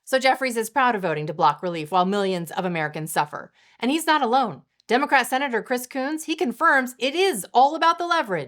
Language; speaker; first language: English; native; English